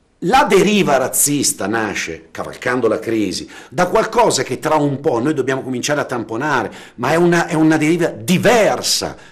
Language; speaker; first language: Italian; native; Italian